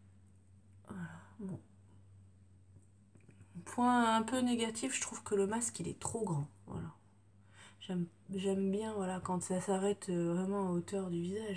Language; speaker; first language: French; native; French